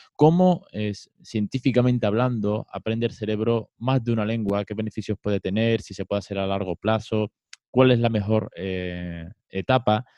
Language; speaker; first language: Spanish; native; Spanish